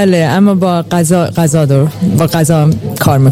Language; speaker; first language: Persian; early bilingual, heritage; Persian